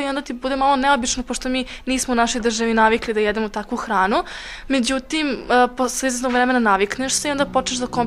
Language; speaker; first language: Serbian; native; Serbian